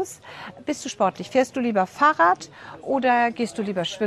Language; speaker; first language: German; native; German